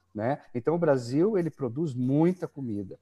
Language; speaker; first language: Portuguese; native; Portuguese